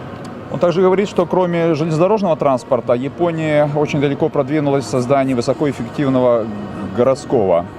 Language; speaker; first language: Russian; native; Russian